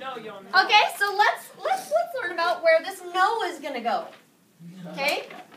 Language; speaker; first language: English; native; English